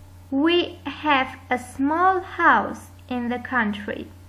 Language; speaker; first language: English; non-native, fluent; Armenian